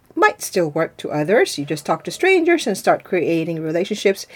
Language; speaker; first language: English; non-native, local second language; Filipino